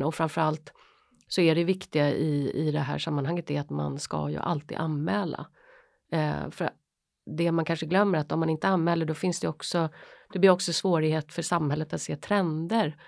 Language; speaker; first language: Swedish; native; Swedish